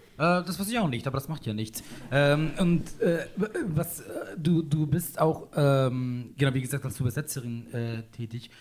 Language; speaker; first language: German; non-native, fluent; Italian